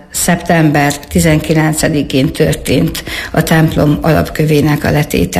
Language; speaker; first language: Hungarian; native; Hungarian